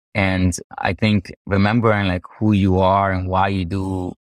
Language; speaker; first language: English; native; English